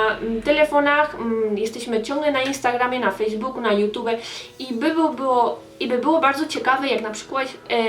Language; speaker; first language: Polish; early bilingual, heritage; Polish